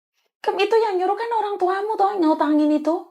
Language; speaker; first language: Malay; native; Malay